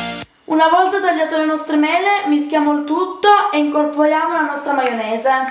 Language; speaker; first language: Italian; native; Italian